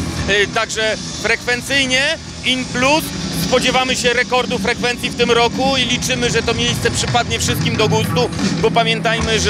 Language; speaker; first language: Polish; native; Polish